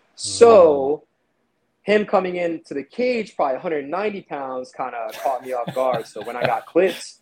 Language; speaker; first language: English; native; English